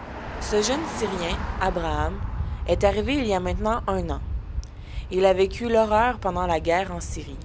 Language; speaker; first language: French; native; French